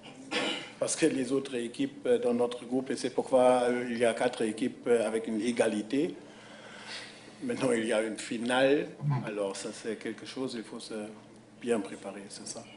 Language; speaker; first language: French; non-native, fluent; German